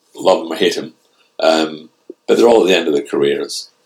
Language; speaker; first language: English; native; English